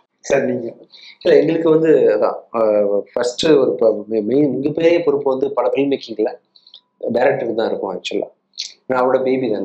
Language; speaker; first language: Tamil; native; Tamil